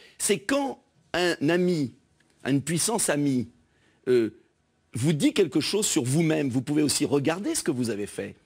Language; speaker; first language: French; native; French